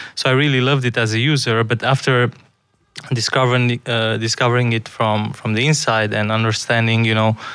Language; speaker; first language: English; non-native, fluent; Romanian